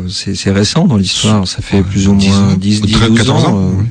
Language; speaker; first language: French; native; French